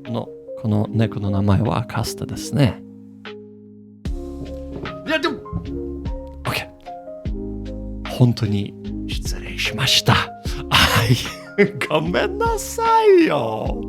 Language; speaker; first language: Japanese; non-native, learner; English